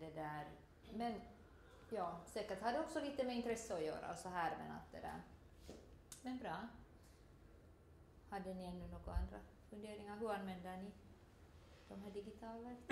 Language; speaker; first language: Swedish; native; Swedish